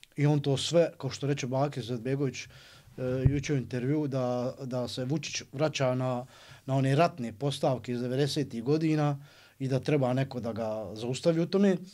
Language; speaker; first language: Croatian; native; Croatian